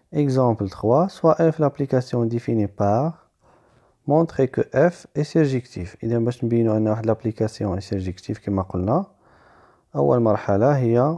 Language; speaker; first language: French; non-native, local second language; Arabic